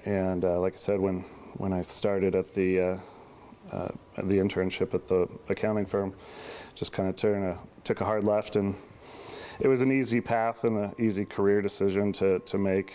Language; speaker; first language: English; native; English